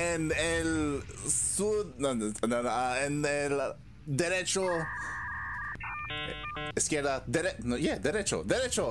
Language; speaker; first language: Spanish; non-native, learner; English